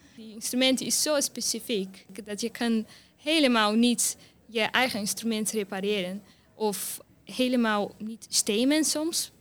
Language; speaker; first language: Dutch; non-native, learner; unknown